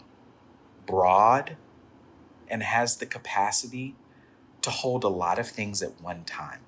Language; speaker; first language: English; native; English